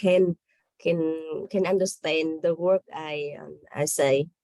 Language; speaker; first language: English; non-native, learner; Vietnamese